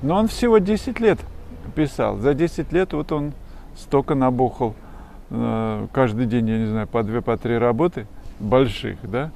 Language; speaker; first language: Russian; native; Russian